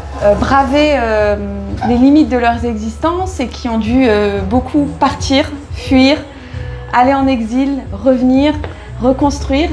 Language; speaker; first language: French; native; French